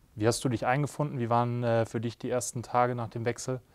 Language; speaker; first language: German; native; German